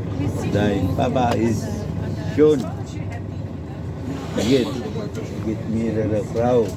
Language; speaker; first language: German; non-native, learner; Filipino